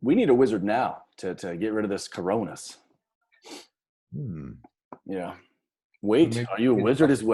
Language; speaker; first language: English; native; English